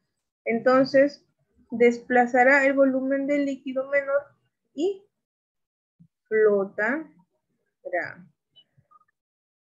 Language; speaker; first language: Spanish; native; Spanish